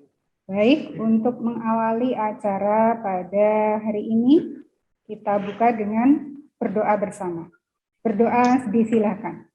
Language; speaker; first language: Indonesian; native; Indonesian